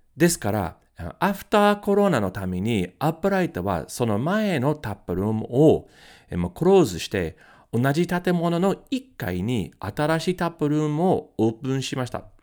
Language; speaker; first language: Japanese; non-native, fluent; English